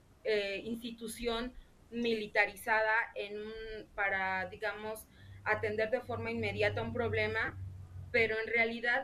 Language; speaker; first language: Spanish; native; Spanish